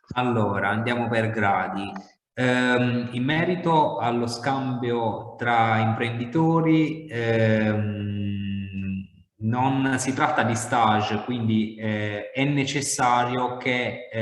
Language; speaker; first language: Italian; native; Italian